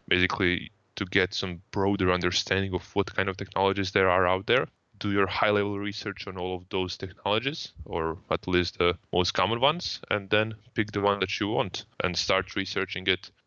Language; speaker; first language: English; non-native, fluent; Croatian